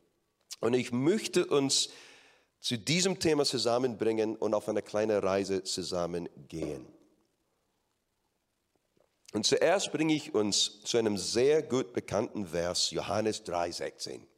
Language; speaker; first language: German; non-native, fluent; English